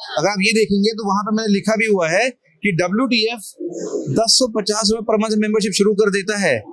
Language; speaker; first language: Hindi; native; Hindi